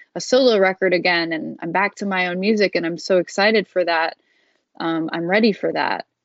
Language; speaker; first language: English; native; English